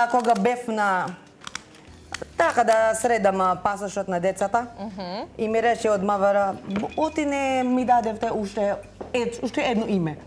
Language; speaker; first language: Macedonian; non-native, learner; Filipino